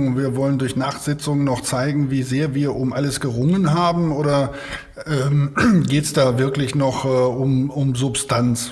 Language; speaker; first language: German; native; German